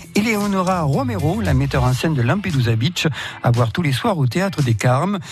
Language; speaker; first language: French; native; French